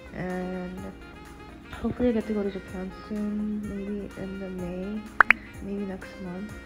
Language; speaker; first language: English; early bilingual, other home language; Japanese